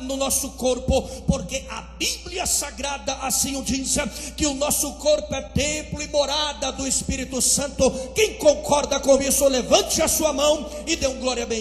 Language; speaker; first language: Portuguese; native; Portuguese